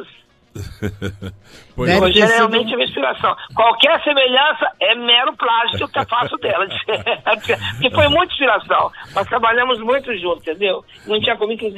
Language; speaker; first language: Portuguese; native; Portuguese